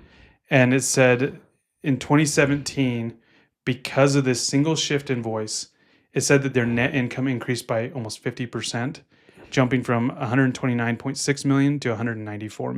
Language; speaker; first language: English; native; English